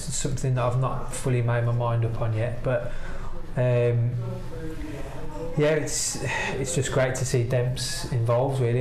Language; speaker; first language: English; native; English